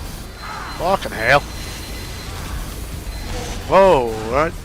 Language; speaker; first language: English; native; English